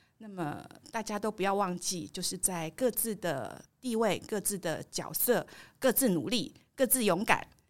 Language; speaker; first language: Chinese; native; Chinese